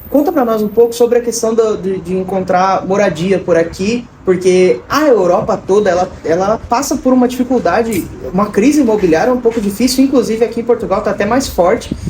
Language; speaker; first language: Portuguese; native; Portuguese